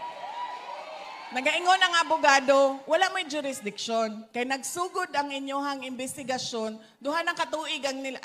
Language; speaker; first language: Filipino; non-native, local second language; Cebuano